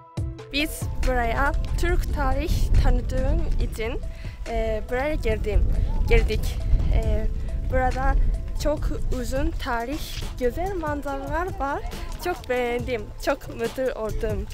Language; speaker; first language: Turkish; non-native, learner; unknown